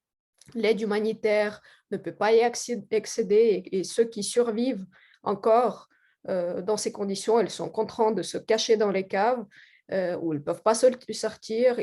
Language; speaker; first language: French; non-native, fluent; Russian